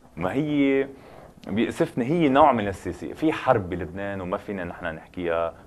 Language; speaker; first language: Arabic; native; Arabic